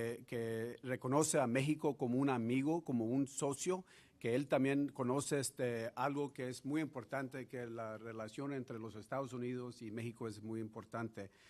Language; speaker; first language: Spanish; early bilingual, heritage; Spanish